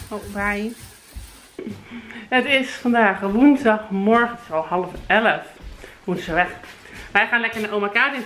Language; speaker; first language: Dutch; native; Dutch